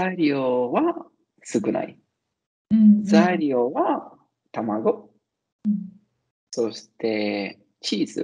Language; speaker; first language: Japanese; non-native, learner; Italian